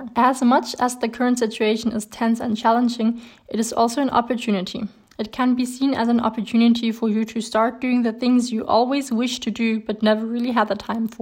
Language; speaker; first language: English; non-native, fluent; German